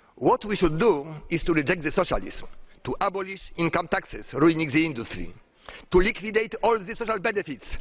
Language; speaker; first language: English; non-native, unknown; Polish